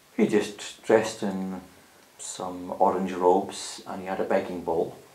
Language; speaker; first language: English; native; English